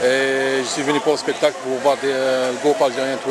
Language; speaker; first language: French; non-native, local second language; Arabic